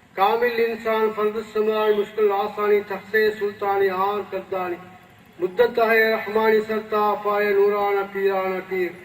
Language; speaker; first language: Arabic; non-native, fluent; Tamil